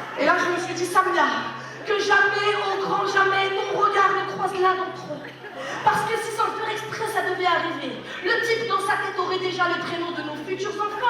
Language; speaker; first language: French; early bilingual, other home language; Arabic